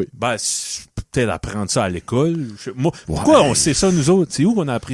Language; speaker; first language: French; native; French